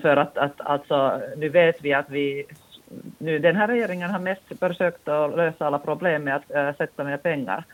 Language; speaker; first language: Swedish; non-native, local second language; Finnish